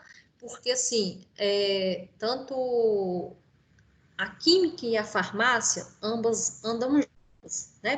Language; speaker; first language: Portuguese; native; Portuguese